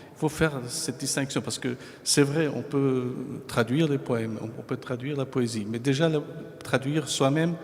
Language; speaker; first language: French; non-native, fluent; Persian